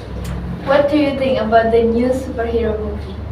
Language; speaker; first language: English; non-native, learner; Indonesian